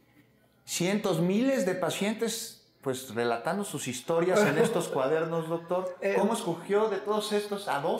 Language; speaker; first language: Spanish; native; Spanish